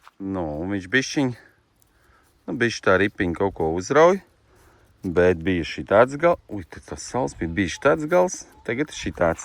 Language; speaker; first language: Latvian; native; Latvian